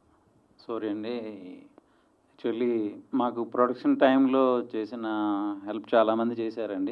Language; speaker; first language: Telugu; native; Telugu